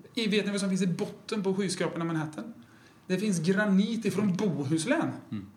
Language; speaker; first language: Swedish; native; Swedish